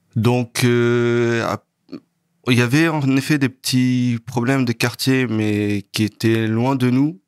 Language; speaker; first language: French; native; French